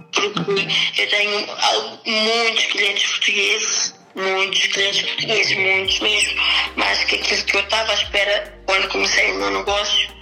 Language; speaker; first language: Portuguese; early bilingual, other home language; Kabuverdianu